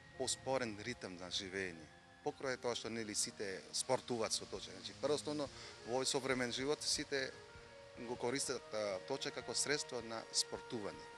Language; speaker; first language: Macedonian; non-native, fluent; Vietnamese